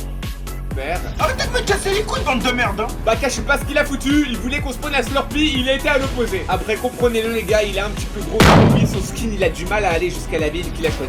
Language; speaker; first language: French; native; French